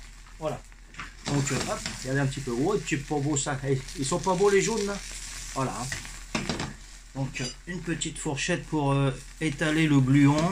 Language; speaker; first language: French; native; French